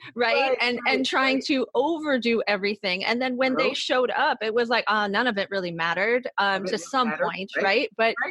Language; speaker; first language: English; native; English